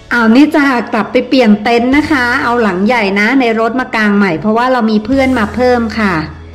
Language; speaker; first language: Thai; native; Thai